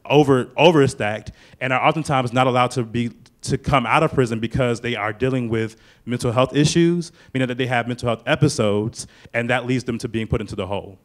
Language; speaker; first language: English; native; English